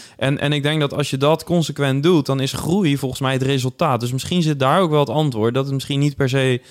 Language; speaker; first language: Dutch; native; Dutch